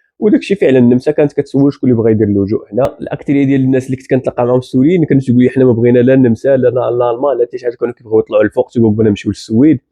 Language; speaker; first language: Arabic; native; Arabic